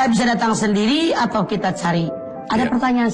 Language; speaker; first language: Indonesian; native; Indonesian